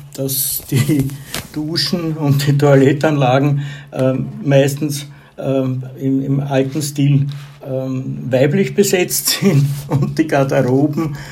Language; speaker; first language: German; native; German